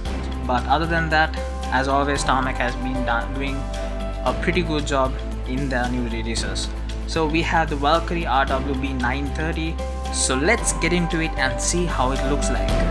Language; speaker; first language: English; non-native, fluent; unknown